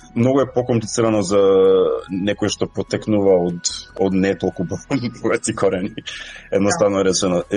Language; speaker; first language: Macedonian; native; Macedonian